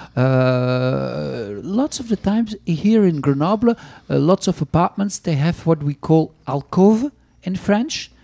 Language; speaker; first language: English; non-native, fluent; Dutch